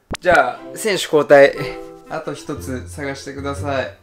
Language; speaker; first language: Japanese; native; Japanese